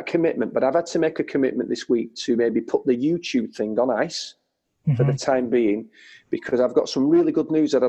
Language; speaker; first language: English; native; English